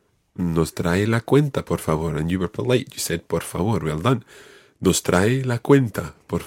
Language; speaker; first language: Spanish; non-native, fluent; English